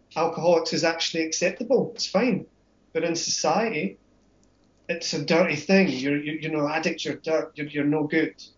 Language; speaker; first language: English; native; English